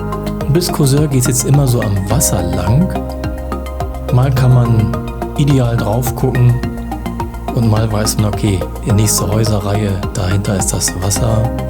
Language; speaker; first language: German; native; German